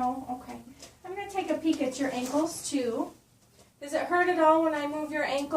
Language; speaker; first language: English; native; English